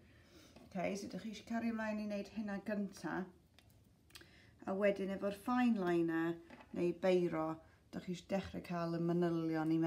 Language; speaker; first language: Welsh; non-native, local second language; English